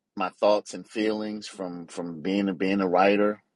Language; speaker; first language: English; native; English